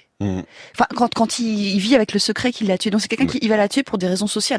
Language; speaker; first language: French; native; French